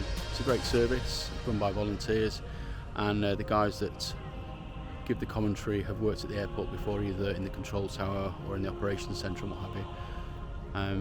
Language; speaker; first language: English; native; English